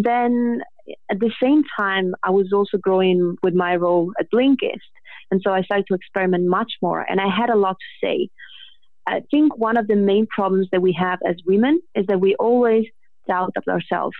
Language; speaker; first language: English; non-native, fluent; Italian